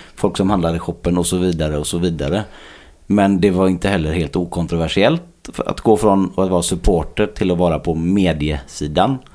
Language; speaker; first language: Swedish; native; Swedish